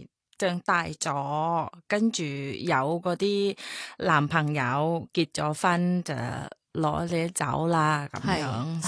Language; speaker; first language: Cantonese; non-native, fluent; Thai